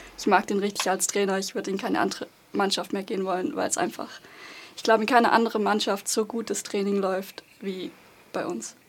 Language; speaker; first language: German; native; German